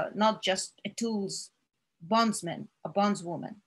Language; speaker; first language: English; non-native, fluent; Russian